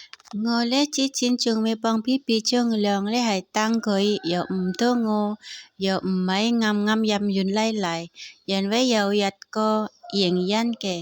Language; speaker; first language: Cantonese; non-native, learner; Indonesian